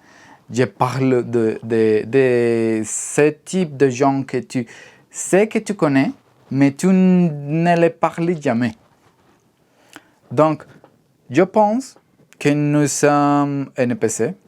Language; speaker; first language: French; non-native, learner; Spanish